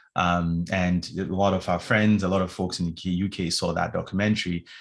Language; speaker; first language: English; non-native, local second language; Yoruba